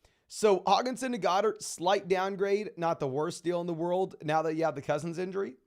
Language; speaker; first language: English; native; English